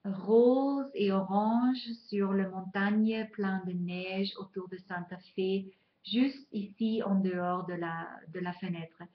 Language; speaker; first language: French; non-native, fluent; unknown